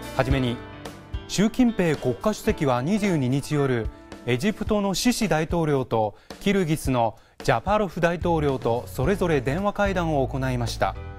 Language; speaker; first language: Japanese; non-native, fluent; Chinese